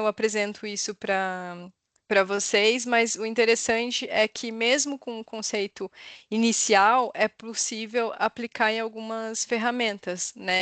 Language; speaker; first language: Portuguese; native; Portuguese